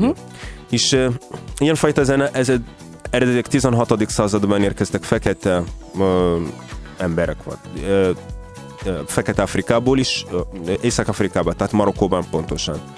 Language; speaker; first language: Hungarian; non-native, learner; Arabic